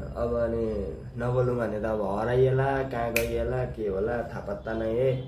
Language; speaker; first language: Nepali; native; Nepali